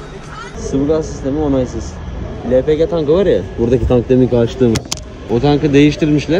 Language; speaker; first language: Turkish; native; Turkish